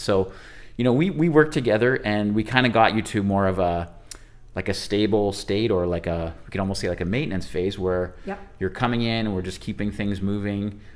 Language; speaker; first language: English; native; English